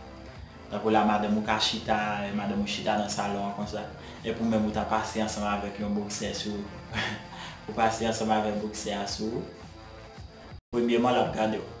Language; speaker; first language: French; non-native, learner; Haitian Creole